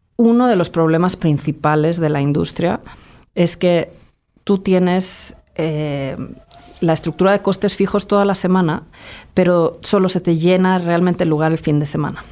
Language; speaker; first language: Spanish; early bilingual, other home language; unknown